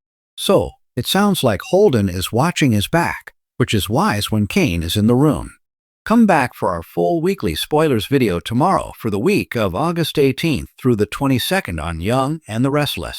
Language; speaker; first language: English; native; English